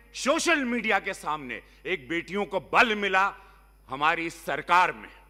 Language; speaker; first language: Hindi; native; Hindi